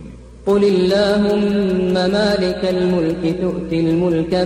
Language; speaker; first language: Arabic; native; Arabic